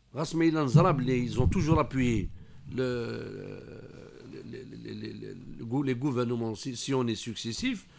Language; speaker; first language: French; non-native, local second language; Kabyle